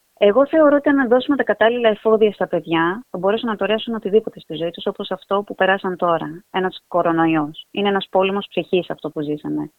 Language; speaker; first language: Greek; native; Greek